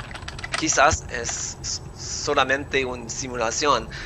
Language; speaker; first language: Spanish; non-native, learner; English